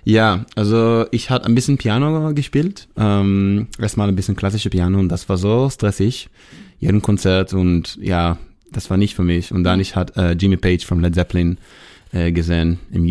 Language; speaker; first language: German; non-native, learner; Hebrew